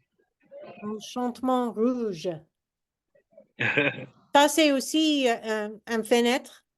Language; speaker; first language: French; non-native, fluent; English